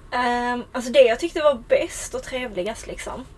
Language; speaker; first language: Swedish; native; Swedish